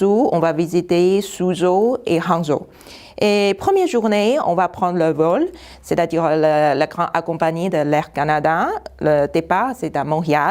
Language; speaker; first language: French; non-native, fluent; Chinese